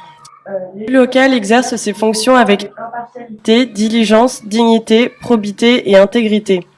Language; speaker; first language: French; native; French